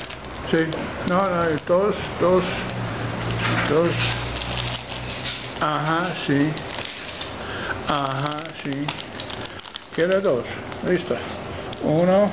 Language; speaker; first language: Spanish; non-native, learner; English